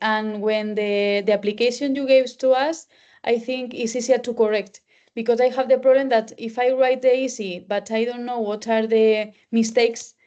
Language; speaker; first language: English; non-native, learner; Spanish